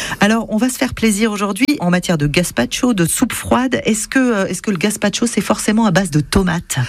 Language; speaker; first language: French; native; French